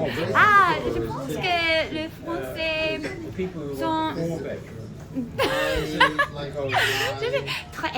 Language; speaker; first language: French; non-native, learner; English